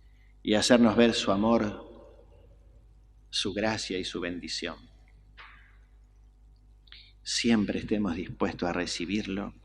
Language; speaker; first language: Spanish; native; Spanish